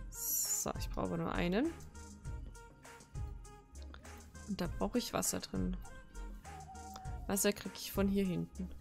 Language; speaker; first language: German; native; German